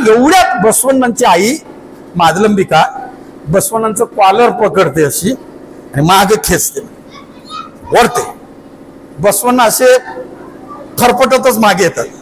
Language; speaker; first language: Marathi; non-native, local second language; Kannada